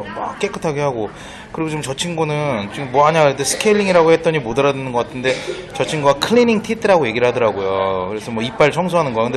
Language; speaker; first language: Korean; native; Korean